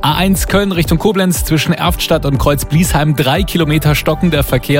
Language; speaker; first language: German; native; German